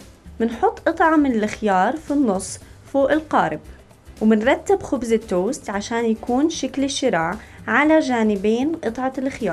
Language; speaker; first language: Arabic; native; Arabic